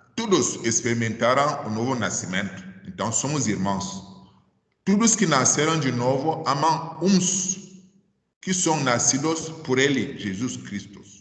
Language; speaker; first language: Portuguese; non-native, fluent; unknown